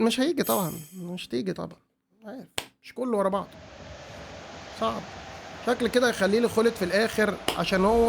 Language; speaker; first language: Arabic; native; Arabic